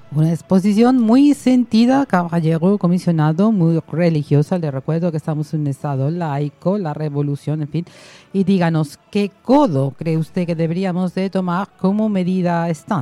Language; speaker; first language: Spanish; native; Spanish